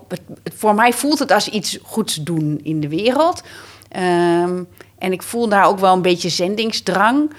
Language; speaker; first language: Dutch; native; Dutch